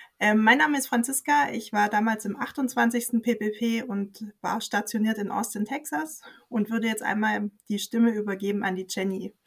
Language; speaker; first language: German; native; German